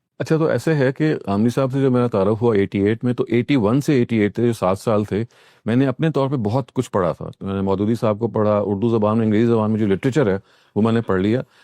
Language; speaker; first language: Urdu; native; Urdu